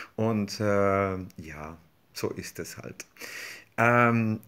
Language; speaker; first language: German; non-native, fluent; Spanish